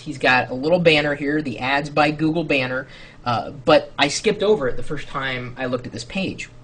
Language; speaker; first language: English; native; English